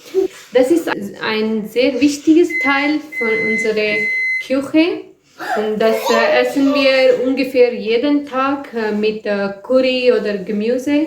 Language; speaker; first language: German; non-native, learner; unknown